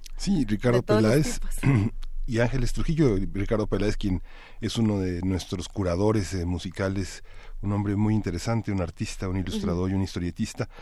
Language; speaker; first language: Spanish; native; Spanish